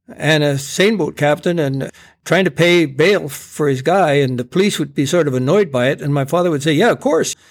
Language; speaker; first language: English; native; English